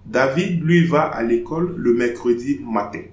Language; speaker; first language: French; non-native, fluent; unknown